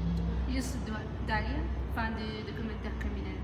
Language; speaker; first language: French; non-native, learner; Spanish